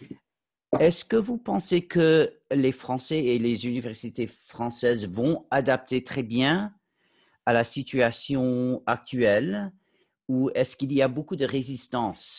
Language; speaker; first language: French; non-native, fluent; English